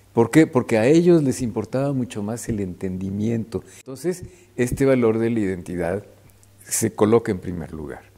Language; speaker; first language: Spanish; native; Spanish